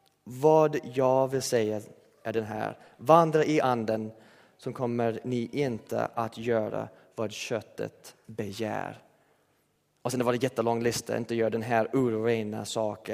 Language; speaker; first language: Swedish; non-native, fluent; English